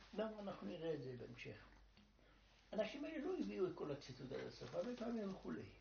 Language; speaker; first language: Hebrew; non-native, fluent; Romanian